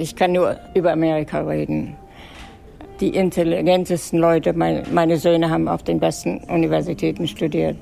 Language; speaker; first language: German; native; German